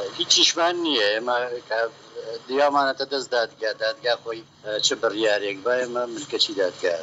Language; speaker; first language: Central Kurdish; non-native, local second language; Gurani